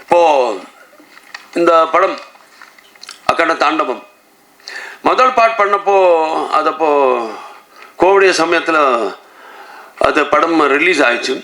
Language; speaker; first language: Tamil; non-native, learner; Telugu